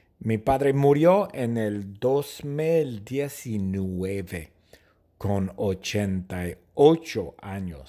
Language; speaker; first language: Spanish; non-native, fluent; English